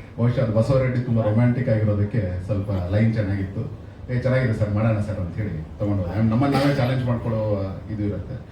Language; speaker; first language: Kannada; native; Kannada